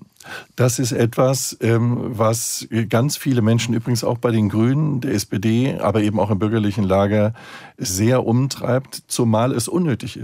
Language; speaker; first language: German; native; German